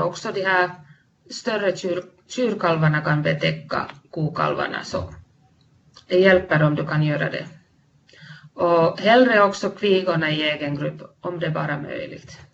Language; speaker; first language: Swedish; non-native, fluent; Finnish